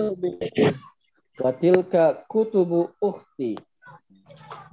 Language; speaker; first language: Arabic; non-native, fluent; Indonesian